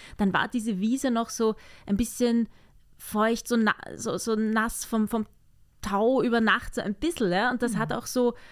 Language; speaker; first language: German; native; German